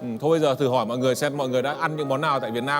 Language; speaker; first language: Vietnamese; native; Vietnamese